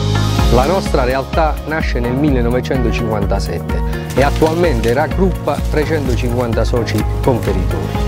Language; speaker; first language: Italian; native; Italian